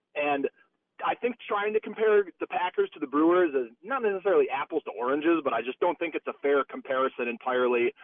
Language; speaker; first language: English; native; English